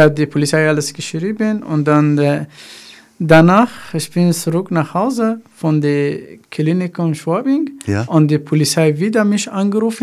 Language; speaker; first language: German; non-native, learner; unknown